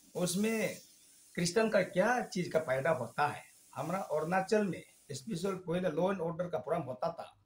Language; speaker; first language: Hindi; non-native, local second language; Nyishi